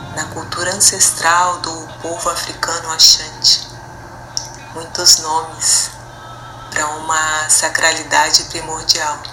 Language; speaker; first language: Portuguese; native; Portuguese